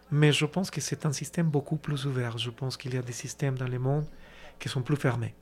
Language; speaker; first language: French; non-native, fluent; Spanish